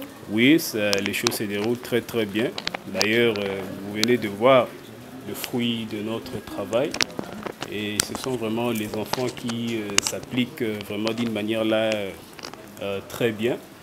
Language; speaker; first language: French; non-native, local second language; Lingala